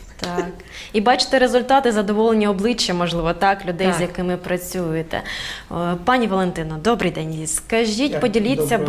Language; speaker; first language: Ukrainian; native; Ukrainian